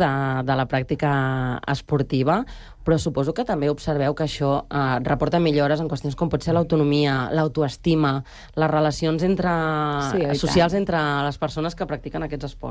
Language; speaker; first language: Catalan; native; Catalan